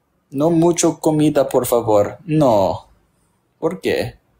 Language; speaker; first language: Spanish; non-native, learner; English